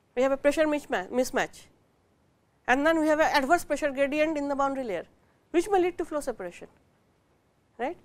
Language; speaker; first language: English; non-native, local second language; Bangla